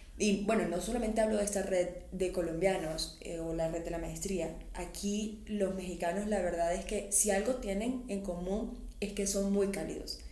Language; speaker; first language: Spanish; native; Spanish